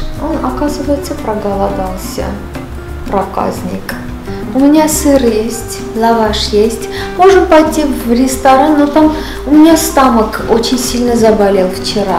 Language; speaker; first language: Russian; non-native, fluent; Armenian